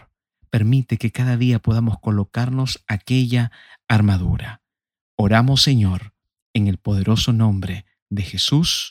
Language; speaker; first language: Spanish; native; Spanish